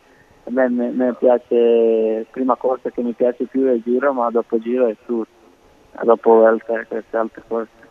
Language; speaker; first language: Italian; non-native, learner; Croatian